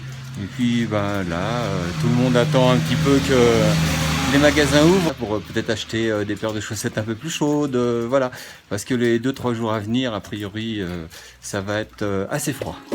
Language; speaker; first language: French; native; French